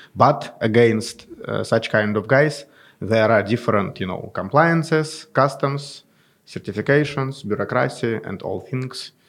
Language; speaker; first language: English; non-native, fluent; Russian